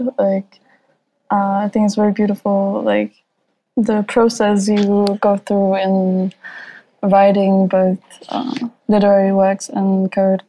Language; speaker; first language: English; non-native, fluent; Danish